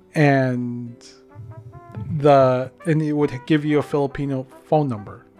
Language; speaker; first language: English; native; English